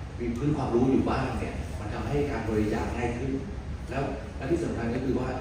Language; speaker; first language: Thai; native; Thai